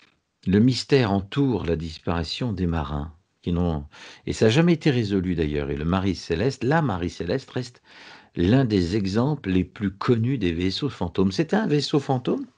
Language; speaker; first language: French; native; French